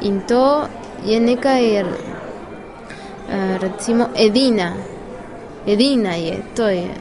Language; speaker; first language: Slovenian; non-native, learner; Spanish